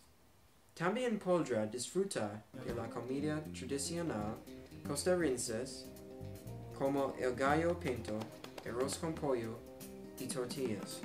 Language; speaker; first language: Spanish; non-native, learner; English